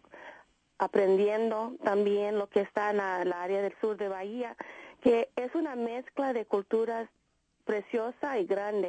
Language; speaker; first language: Spanish; early bilingual, heritage; Spanish